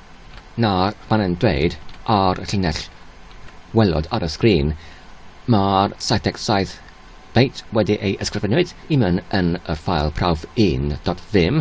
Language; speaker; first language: Welsh; non-native, learner; English